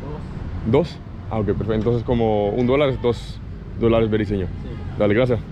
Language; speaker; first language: Spanish; non-native, fluent; English